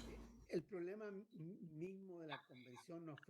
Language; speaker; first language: Spanish; native; Spanish